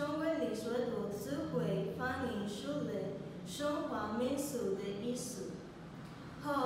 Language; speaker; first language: Chinese; non-native, learner; Spanish